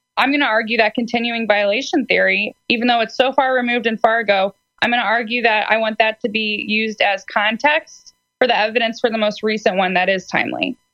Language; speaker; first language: English; native; English